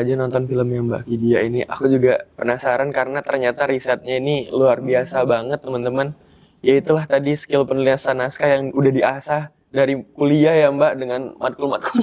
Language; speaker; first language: Indonesian; native; Indonesian